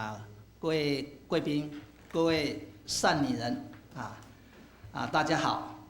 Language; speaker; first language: Chinese; native; Chinese